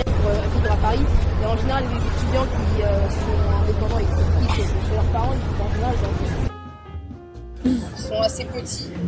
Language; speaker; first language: French; native; French